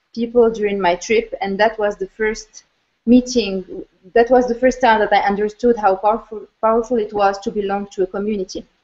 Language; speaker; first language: English; non-native, fluent; Arabic